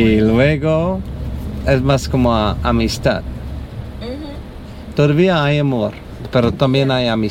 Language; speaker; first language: Spanish; non-native, learner; English